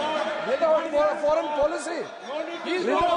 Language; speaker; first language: English; non-native, local second language; Hindi